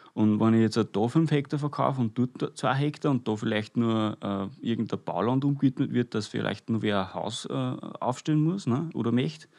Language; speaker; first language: German; native; German